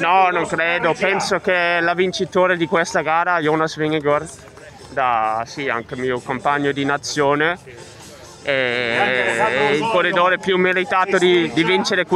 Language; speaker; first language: Italian; non-native, fluent; Danish